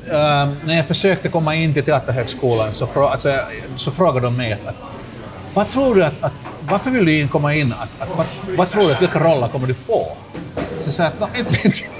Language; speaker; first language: Swedish; non-native, local second language; Finnish